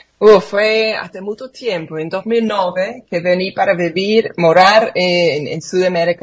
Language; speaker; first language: Portuguese; non-native, fluent; English